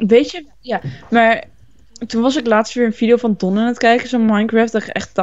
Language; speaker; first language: Dutch; native; Dutch